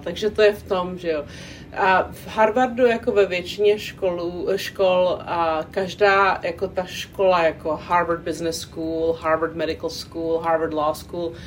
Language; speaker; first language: Czech; non-native, local second language; English